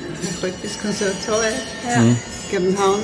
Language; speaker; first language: Danish; non-native, fluent; Finnish